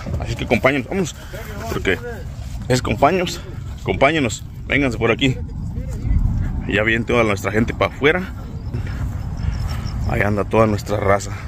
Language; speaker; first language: Spanish; native; Spanish